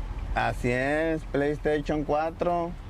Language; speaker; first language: Spanish; native; Spanish